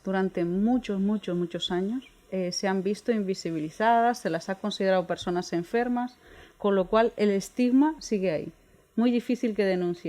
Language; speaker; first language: Spanish; native; Spanish